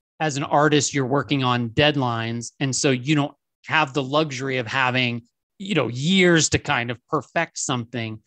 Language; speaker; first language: English; native; English